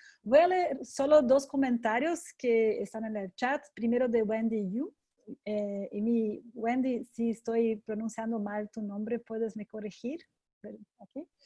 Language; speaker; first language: Spanish; non-native, fluent; Portuguese